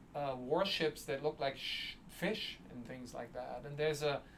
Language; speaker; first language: English; non-native, fluent; German